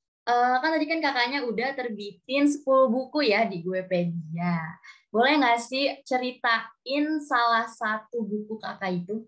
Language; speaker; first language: Indonesian; native; Indonesian